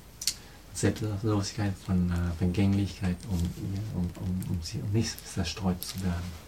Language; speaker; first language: German; non-native, fluent; Vietnamese